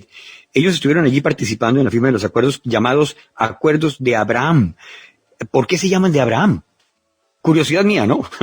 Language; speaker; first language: Spanish; native; Spanish